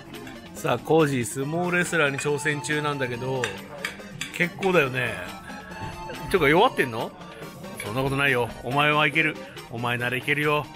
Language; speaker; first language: Japanese; native; Japanese